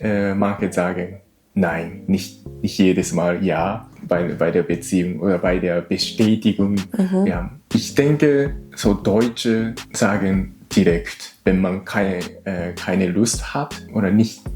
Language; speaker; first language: German; non-native, learner; Japanese